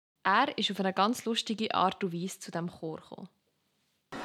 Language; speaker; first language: German; native; German